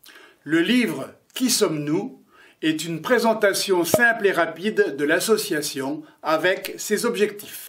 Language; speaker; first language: French; native; French